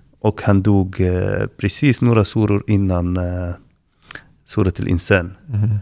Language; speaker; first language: Swedish; non-native, fluent; Arabic